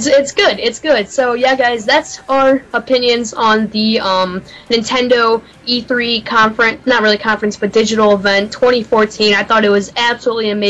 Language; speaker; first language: English; native; English